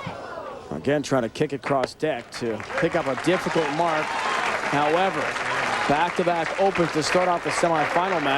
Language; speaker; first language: English; native; English